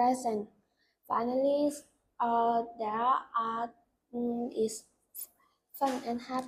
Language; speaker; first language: English; non-native, learner; Vietnamese